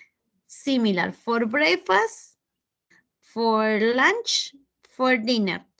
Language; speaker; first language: English; non-native, fluent; Spanish